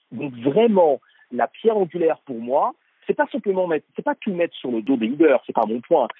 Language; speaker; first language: French; native; French